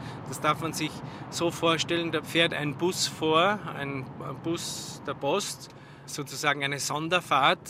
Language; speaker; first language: German; native; German